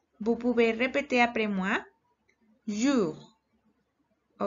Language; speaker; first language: French; non-native, learner; Spanish